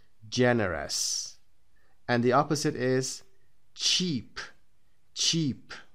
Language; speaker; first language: English; non-native, fluent; Persian